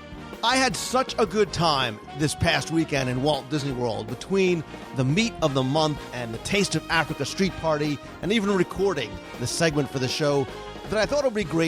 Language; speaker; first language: English; native; English